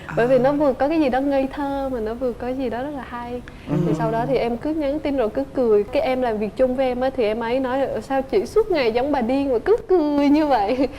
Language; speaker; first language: Vietnamese; native; Vietnamese